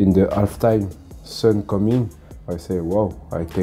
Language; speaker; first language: English; non-native, learner; French